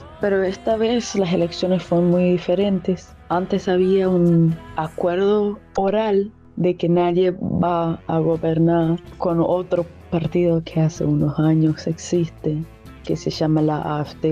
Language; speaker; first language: Spanish; non-native, fluent; German